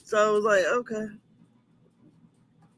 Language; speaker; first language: English; native; English